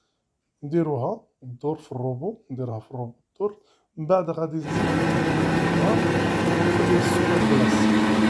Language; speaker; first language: Arabic; native; Arabic